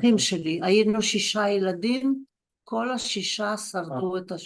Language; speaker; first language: Hebrew; early bilingual, other home language; Polish